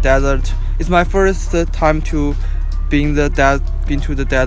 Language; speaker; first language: English; non-native, learner; Chinese